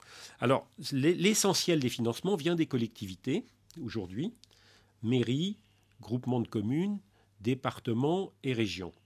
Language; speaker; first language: French; native; French